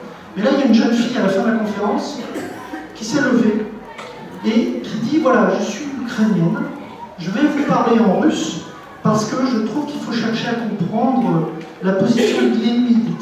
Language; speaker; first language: French; native; French